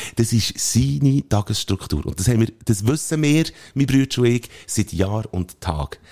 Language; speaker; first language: German; native; German